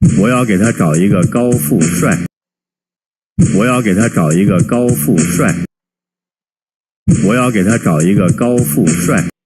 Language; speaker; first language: Chinese; non-native, fluent; Korean